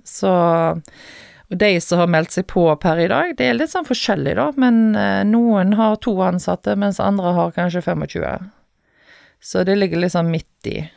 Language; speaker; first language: Norwegian; native; Norwegian